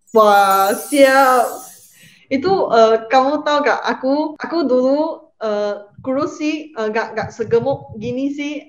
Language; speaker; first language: Indonesian; non-native, fluent; Malay